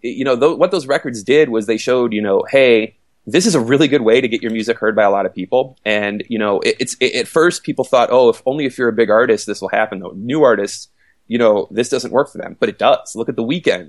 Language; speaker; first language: English; native; English